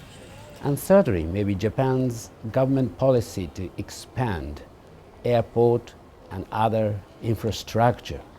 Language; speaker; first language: English; non-native, fluent; Japanese